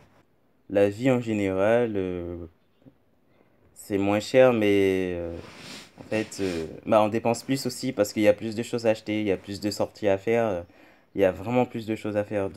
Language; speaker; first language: French; native; French